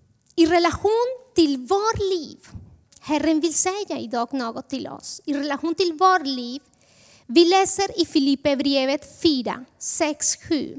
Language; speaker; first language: Swedish; non-native, fluent; Spanish